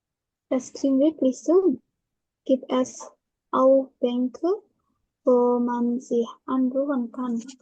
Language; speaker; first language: German; non-native, learner; Indonesian